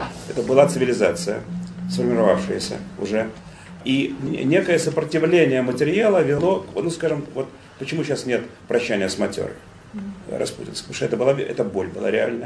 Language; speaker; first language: Russian; native; Russian